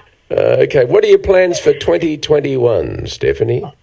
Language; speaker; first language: English; early bilingual, other home language; Italian